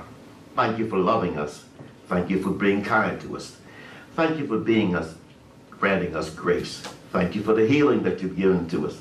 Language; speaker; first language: English; native; English